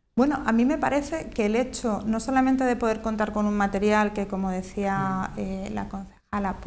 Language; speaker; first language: Spanish; native; Spanish